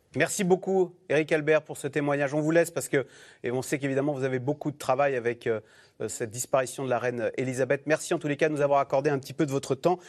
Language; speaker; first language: French; native; French